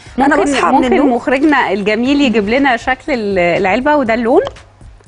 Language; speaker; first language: Arabic; native; Arabic